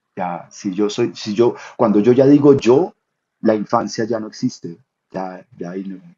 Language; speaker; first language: Spanish; native; Spanish